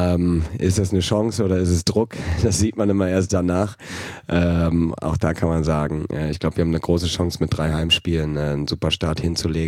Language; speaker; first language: German; native; German